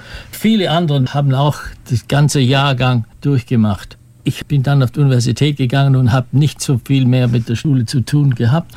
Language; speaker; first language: German; early bilingual, heritage; German